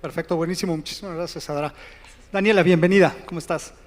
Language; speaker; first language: Spanish; native; Spanish